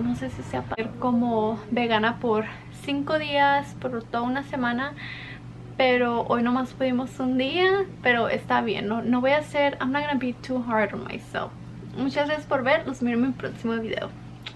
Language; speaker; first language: Spanish; early bilingual, heritage; Spanish